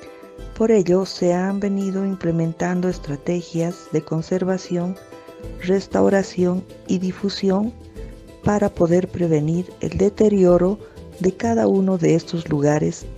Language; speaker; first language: Spanish; native; Spanish